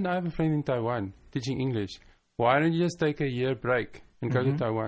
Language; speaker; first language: English; non-native, local second language; Afrikaans